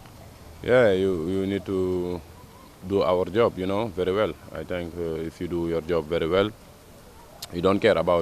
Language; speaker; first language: English; non-native, fluent; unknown